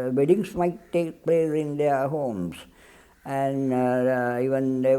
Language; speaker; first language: English; non-native, local second language; Sinhala